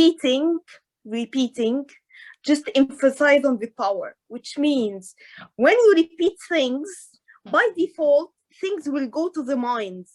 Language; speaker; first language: English; non-native, fluent; Arabic